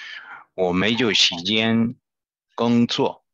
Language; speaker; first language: Chinese; non-native, learner; Spanish